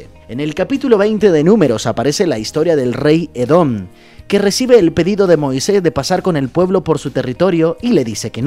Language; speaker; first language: Spanish; native; Spanish